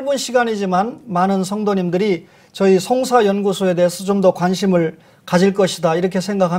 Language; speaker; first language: Korean; native; Korean